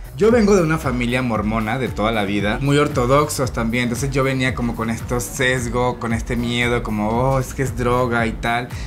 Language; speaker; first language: Spanish; native; Spanish